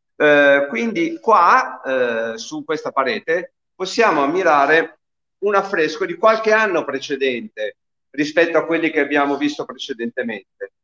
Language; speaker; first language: Italian; native; Italian